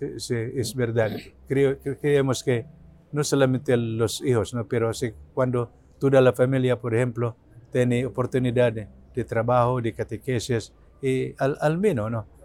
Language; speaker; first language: Spanish; non-native, learner; Cebuano